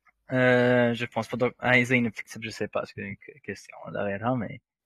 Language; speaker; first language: French; non-native, local second language; Arabic